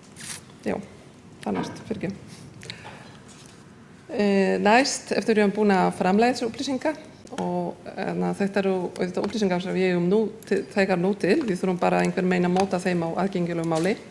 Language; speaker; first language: Icelandic; non-native, fluent; Polish